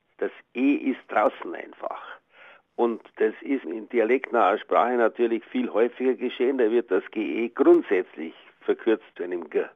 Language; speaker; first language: German; native; German